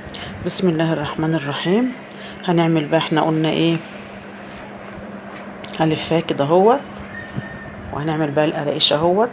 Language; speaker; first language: Arabic; native; Arabic